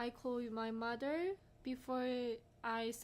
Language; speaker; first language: English; non-native, learner; Korean